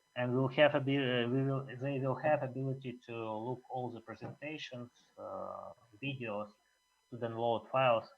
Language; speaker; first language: English; non-native, fluent; Russian